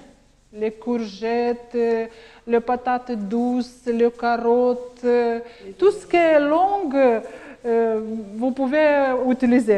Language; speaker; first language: French; non-native, learner; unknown